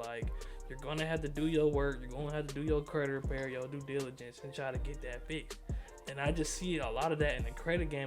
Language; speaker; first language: English; native; English